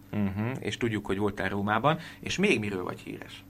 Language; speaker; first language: Hungarian; native; Hungarian